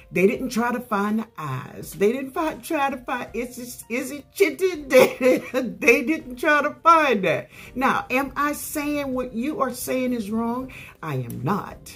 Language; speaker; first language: English; native; English